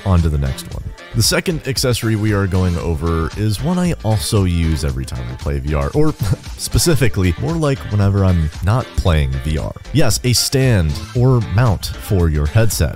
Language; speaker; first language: English; native; English